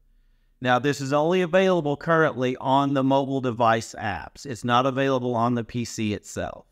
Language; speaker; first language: English; native; English